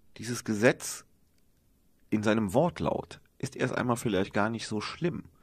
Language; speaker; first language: German; native; German